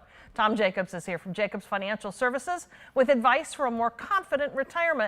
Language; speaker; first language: English; native; English